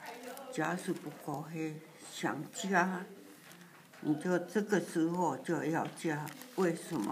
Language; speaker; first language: Chinese; native; Chinese